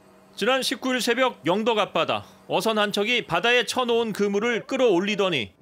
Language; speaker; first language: Korean; native; Korean